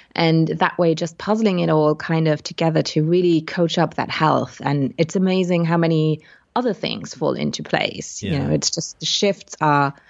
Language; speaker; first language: English; non-native, fluent; Luxembourgish